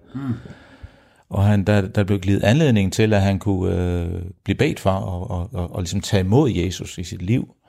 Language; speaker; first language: Danish; early bilingual, heritage; Danish